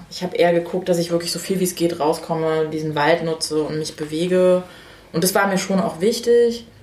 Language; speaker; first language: German; native; German